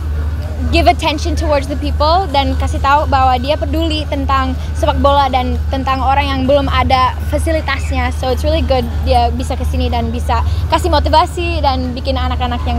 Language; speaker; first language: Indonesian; early bilingual, heritage; Indonesian